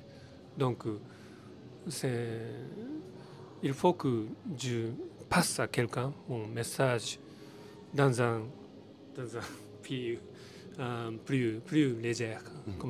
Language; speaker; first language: French; non-native, learner; Japanese